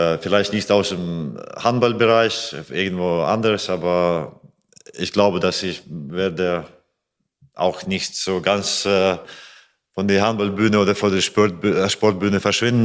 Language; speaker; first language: German; non-native, fluent; Latvian